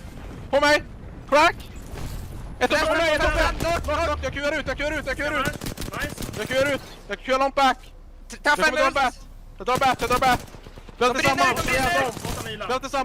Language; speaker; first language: Swedish; native; Swedish